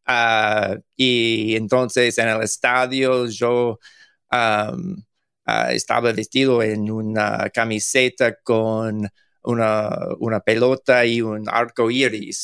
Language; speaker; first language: Spanish; non-native, learner; English